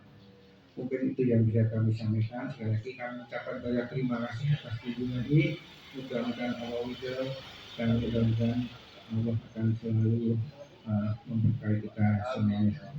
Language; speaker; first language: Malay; non-native, local second language; Javanese